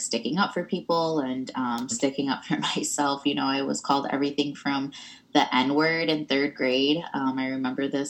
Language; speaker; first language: English; native; English